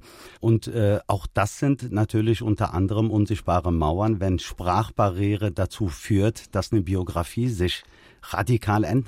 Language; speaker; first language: German; early bilingual, other home language; Turkish